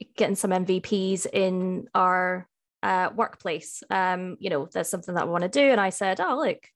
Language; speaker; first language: English; native; English